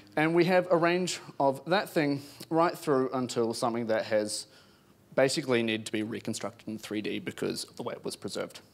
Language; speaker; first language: English; native; English